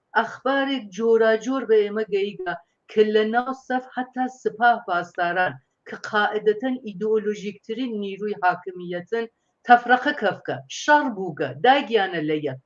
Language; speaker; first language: Central Kurdish; non-native, local second language; Persian